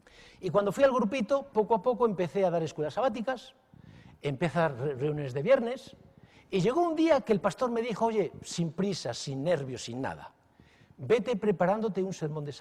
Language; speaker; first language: Spanish; native; Spanish